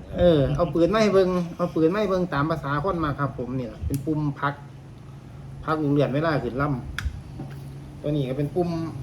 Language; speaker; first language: Thai; native; Thai